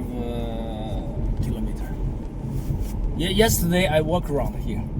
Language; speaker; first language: English; non-native, learner; Chinese